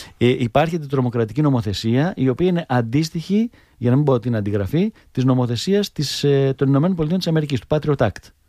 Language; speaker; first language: Greek; native; Greek